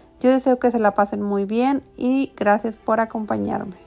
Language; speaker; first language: Spanish; native; Spanish